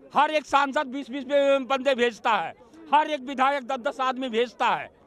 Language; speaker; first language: Hindi; native; Hindi